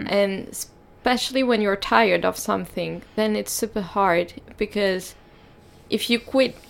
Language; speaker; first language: English; non-native, fluent; French